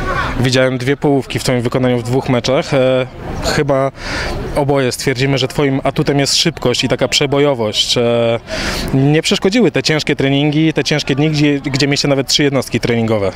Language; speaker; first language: Polish; native; Polish